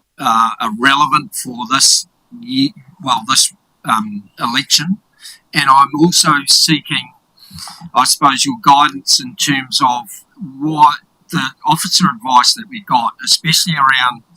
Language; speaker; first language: English; native; English